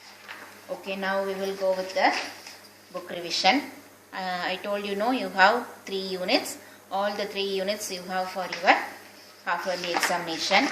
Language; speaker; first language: English; non-native, local second language; Tamil